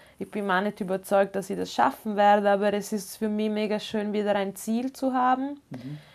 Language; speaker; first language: German; non-native, local second language; Ladin